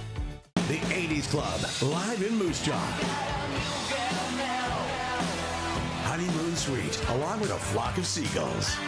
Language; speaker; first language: English; native; English